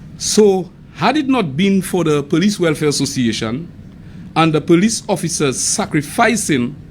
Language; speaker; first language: English; non-native, local second language; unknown